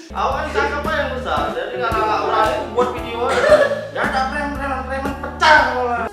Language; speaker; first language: Indonesian; native; Indonesian